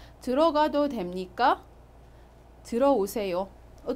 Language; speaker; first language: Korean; non-native, fluent; Arabic